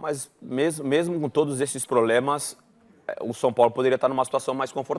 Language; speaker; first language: Portuguese; native; Portuguese